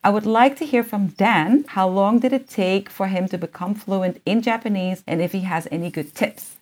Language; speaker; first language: English; early bilingual, other home language; Japanese